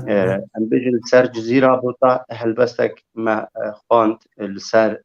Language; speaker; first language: Kurdish; native; Kurdish